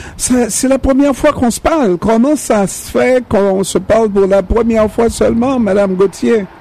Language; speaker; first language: French; non-native, local second language; Haitian Creole